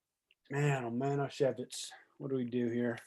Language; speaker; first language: English; native; English